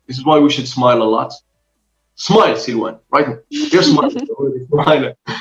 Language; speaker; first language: English; non-native, fluent; Arabic